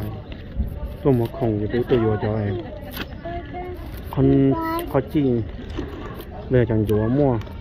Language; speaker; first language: English; non-native, learner; Hmong